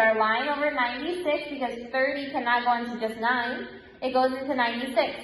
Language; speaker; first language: English; native; English